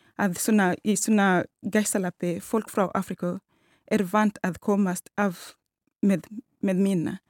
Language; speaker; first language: Icelandic; non-native, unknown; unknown